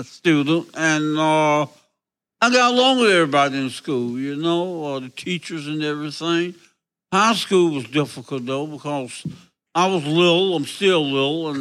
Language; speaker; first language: English; native; English